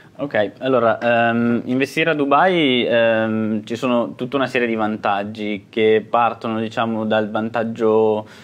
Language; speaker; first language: Italian; native; Italian